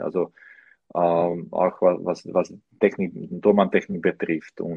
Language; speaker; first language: German; non-native, learner; Slovak